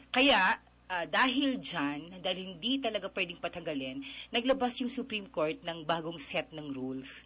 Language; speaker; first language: Filipino; non-native, local second language; Cebuano